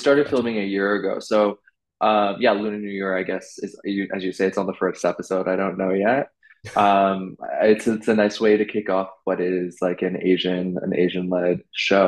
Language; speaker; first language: English; native; English